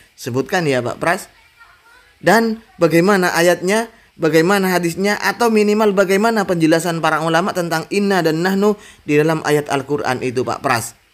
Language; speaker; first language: Indonesian; non-native, local second language; Madurese